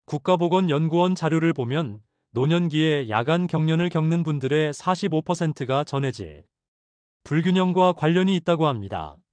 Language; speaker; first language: Korean; native; Korean